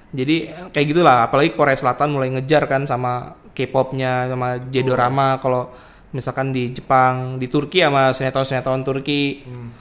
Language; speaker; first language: Indonesian; native; Indonesian